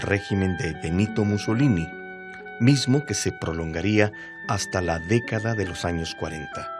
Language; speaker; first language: Spanish; native; Spanish